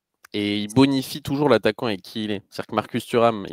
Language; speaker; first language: French; native; French